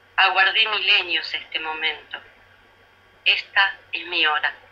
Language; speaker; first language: Spanish; native; Spanish